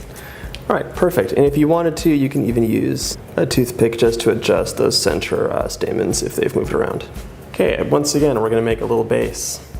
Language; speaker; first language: English; native; English